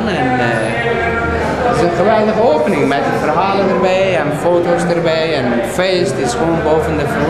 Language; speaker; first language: Dutch; non-native, fluent; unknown